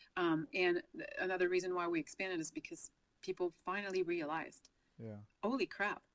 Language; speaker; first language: English; non-native, fluent; French